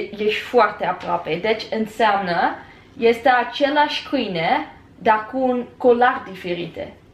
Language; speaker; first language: Romanian; non-native, learner; Dutch